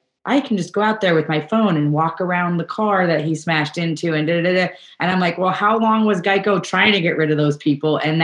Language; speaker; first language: English; native; English